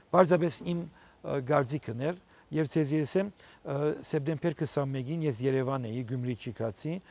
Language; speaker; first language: Armenian; early bilingual, heritage; Armenian